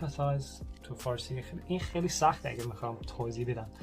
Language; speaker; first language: Persian; early bilingual, heritage; Persian